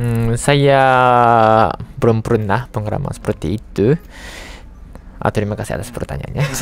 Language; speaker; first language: Indonesian; non-native, fluent; Japanese